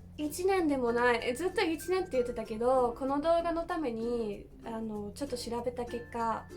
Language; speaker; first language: Japanese; non-native, fluent; German